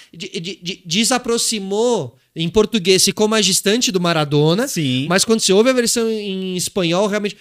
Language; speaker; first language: Portuguese; native; Portuguese